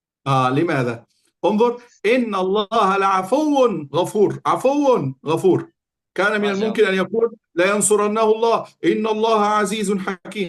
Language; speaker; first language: Arabic; native; Arabic